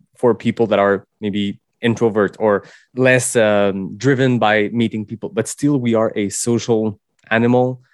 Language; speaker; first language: English; non-native, fluent; French